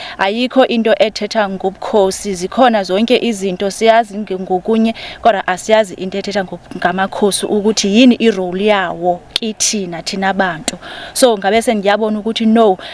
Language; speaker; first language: Zulu; non-native, local second language; Xhosa